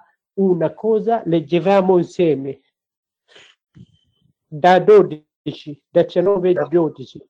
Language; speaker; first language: Italian; non-native, learner; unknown